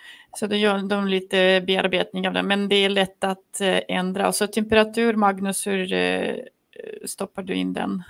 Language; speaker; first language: Swedish; non-native, fluent; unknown